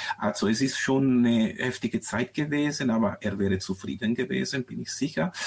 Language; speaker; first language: German; non-native, fluent; Italian